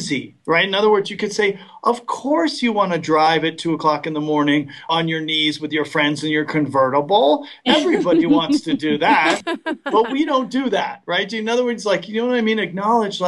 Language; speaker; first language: English; native; English